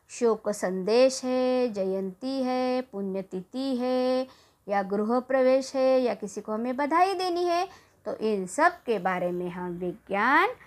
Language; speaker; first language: Hindi; non-native, local second language; Marathi